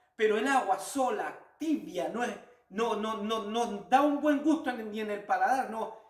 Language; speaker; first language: Spanish; native; Spanish